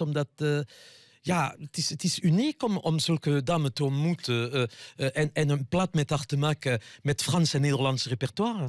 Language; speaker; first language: Dutch; non-native, fluent; French